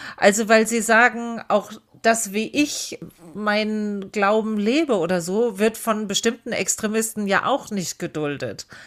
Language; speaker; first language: German; native; German